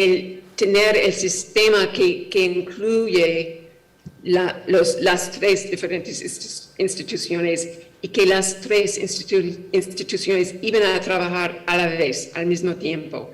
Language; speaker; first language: Spanish; non-native, fluent; English